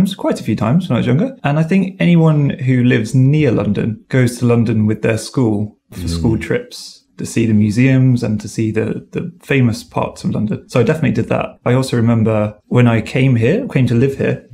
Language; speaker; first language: English; native; English